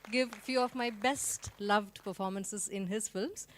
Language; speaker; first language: English; non-native, local second language; Malayalam